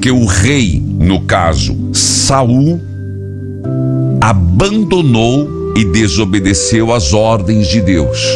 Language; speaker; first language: Portuguese; native; Portuguese